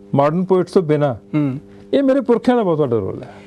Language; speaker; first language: Punjabi; native; Punjabi